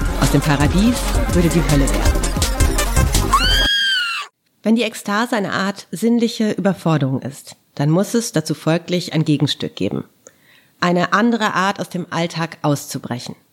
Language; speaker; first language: German; native; German